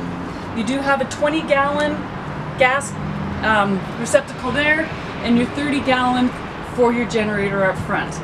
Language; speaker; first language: English; native; English